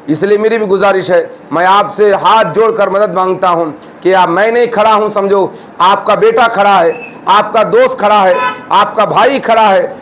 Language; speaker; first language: Urdu; native; Urdu